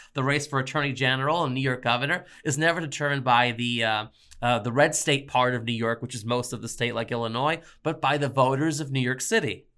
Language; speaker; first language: English; native; English